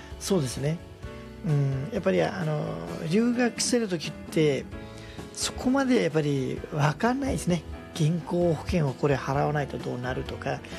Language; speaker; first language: Japanese; non-native, fluent; Nepali